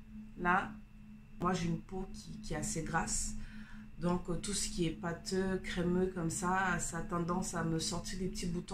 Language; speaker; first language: French; native; French